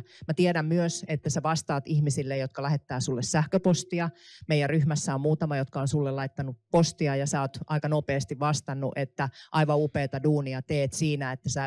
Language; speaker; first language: Finnish; native; Finnish